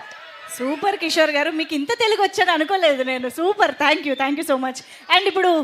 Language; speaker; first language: Telugu; native; Telugu